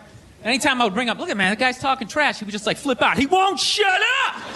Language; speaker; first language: English; native; English